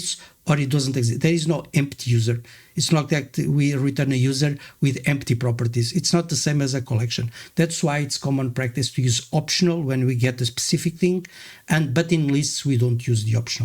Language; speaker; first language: English; non-native, fluent; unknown